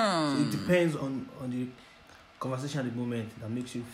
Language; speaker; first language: English; non-native, local second language; Yoruba